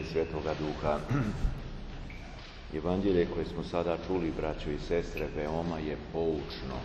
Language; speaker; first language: Serbian; native; Serbian